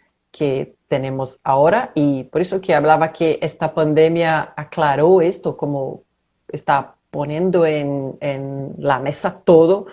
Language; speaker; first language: Spanish; non-native, fluent; Portuguese